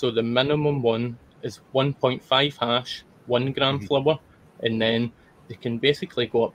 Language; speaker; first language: English; native; English